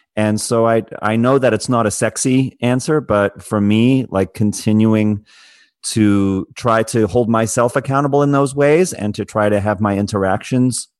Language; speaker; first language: English; native; English